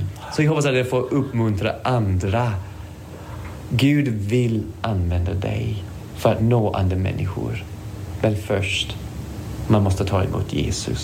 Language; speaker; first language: Swedish; non-native, fluent; English